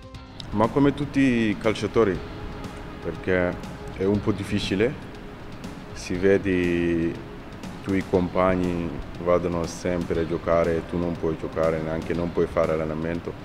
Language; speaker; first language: Italian; non-native, learner; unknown